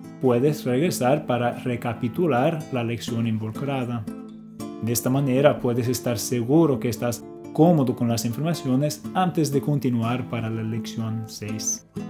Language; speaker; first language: Spanish; non-native, fluent; English